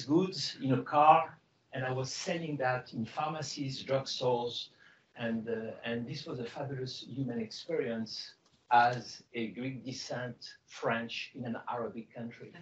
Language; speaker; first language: English; non-native, fluent; Arabic